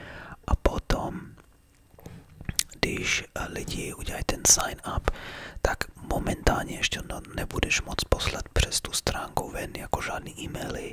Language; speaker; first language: Czech; early bilingual, heritage; Czech